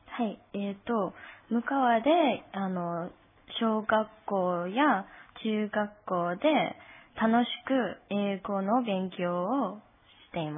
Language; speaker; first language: Japanese; non-native, fluent; English